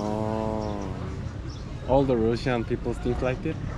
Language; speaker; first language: English; non-native, learner; Korean